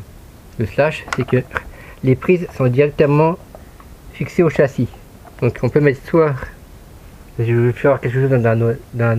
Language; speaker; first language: French; native; French